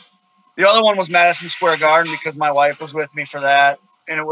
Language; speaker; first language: English; native; English